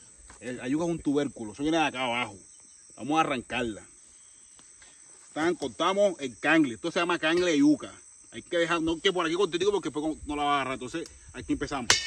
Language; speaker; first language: Spanish; native; Spanish